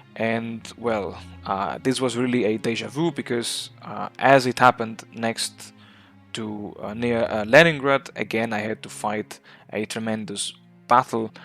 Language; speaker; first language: English; non-native, fluent; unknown